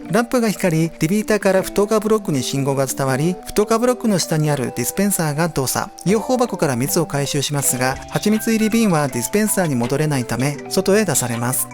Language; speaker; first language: Japanese; native; Japanese